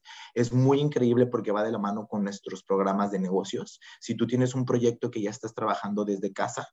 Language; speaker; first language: Spanish; native; Spanish